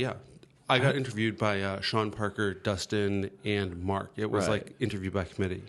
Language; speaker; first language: English; native; English